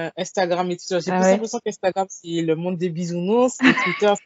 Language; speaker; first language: French; native; French